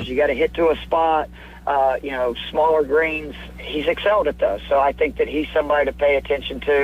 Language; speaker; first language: English; native; English